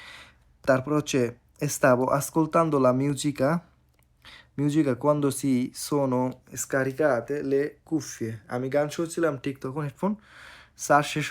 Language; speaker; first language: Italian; non-native, fluent; Bangla